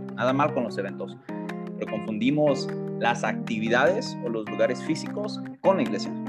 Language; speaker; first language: Spanish; early bilingual, heritage; Spanish